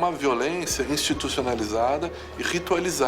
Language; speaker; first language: Portuguese; native; Portuguese